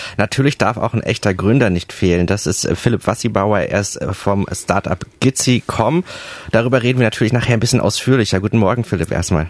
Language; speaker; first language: German; native; German